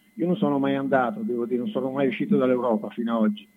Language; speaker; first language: Italian; native; Italian